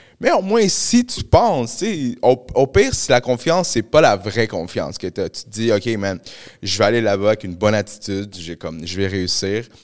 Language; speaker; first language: French; early bilingual, other home language; Spanish